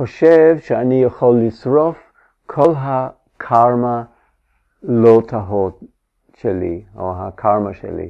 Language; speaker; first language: Hebrew; non-native, fluent; English